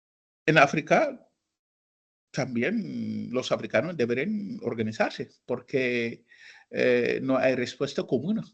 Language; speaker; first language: Spanish; non-native, fluent; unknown